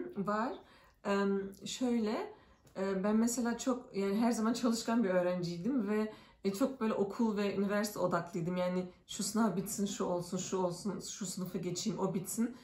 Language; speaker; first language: Turkish; early bilingual, heritage; Turkish